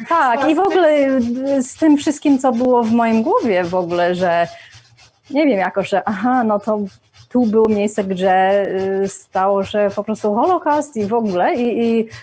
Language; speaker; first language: Polish; non-native, learner; English